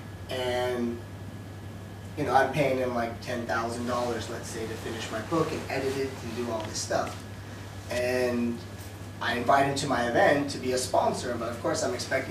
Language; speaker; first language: English; native; English